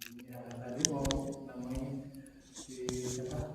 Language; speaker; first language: Indonesian; native; Indonesian